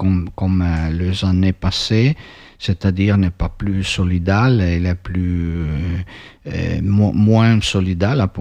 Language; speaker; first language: French; non-native, fluent; Italian